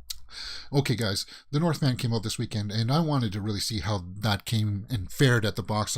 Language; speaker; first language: English; native; English